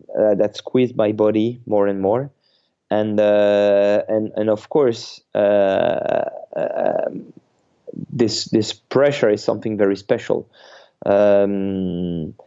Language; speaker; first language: English; non-native, fluent; French